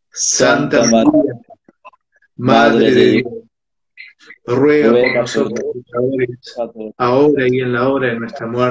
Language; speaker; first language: Spanish; native; Spanish